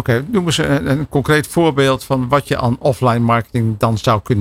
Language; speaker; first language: Dutch; native; Dutch